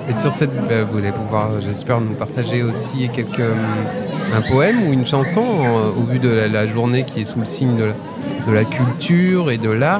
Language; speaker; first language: French; native; French